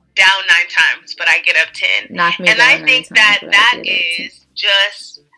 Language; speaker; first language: English; early bilingual, other home language; Wolof